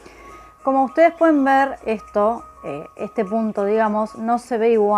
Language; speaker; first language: Spanish; native; Spanish